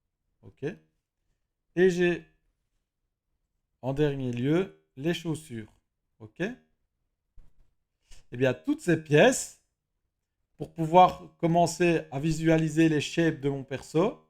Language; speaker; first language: French; native; French